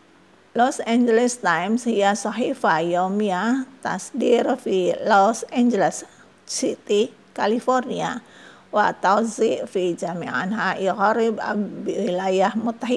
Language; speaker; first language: Arabic; non-native, fluent; Indonesian